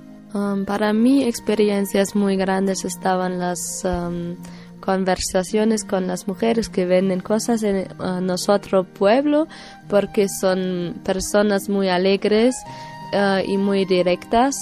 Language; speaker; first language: Spanish; non-native, learner; German